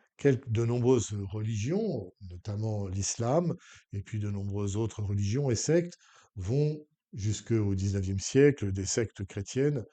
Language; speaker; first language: French; native; French